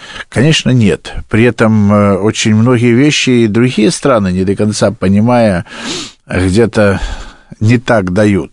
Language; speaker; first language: Russian; native; Russian